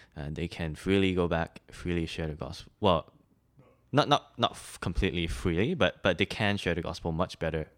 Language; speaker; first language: English; non-native, local second language; Chinese